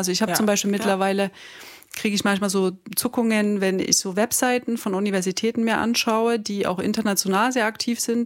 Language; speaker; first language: German; native; German